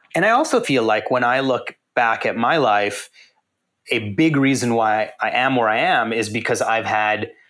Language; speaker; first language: English; native; English